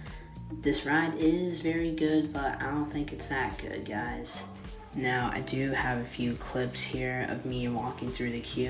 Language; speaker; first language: English; native; English